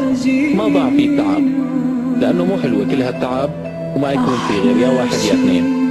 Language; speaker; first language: Arabic; native; Arabic